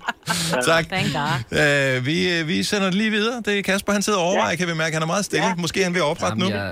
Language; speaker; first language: Danish; native; Danish